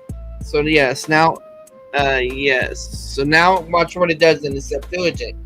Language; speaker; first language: English; native; English